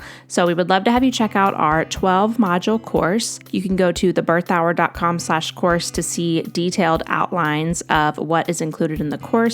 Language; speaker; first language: English; native; English